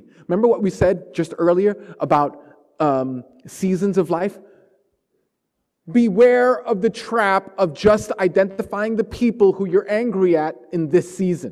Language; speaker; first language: English; native; English